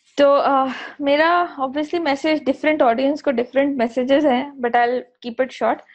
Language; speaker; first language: Urdu; native; Urdu